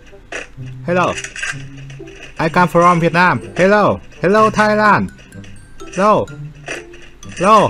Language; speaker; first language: English; non-native, learner; Vietnamese